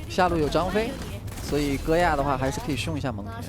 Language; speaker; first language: Chinese; native; Chinese